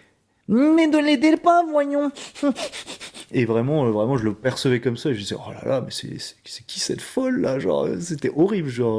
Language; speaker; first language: French; native; French